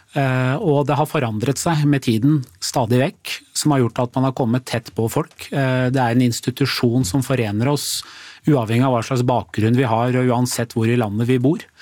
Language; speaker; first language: Norwegian; early bilingual, other home language; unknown